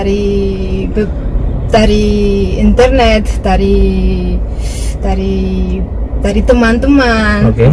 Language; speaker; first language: Indonesian; non-native, learner; Malagasy